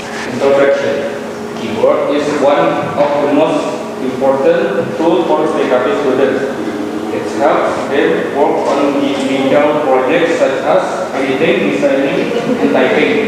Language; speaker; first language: English; non-native, learner; Indonesian